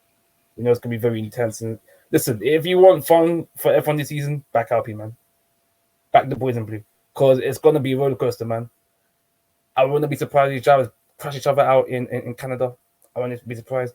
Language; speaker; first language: English; native; English